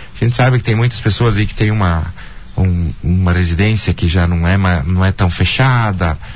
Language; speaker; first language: Portuguese; native; Portuguese